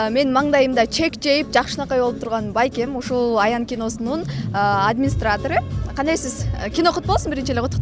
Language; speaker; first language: Kyrgyz; native; Kyrgyz